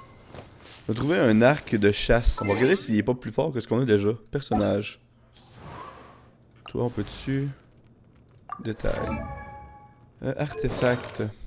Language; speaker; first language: French; native; French